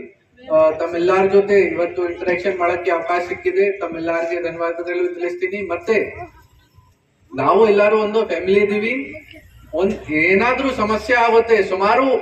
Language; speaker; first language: Kannada; non-native, fluent; Hindi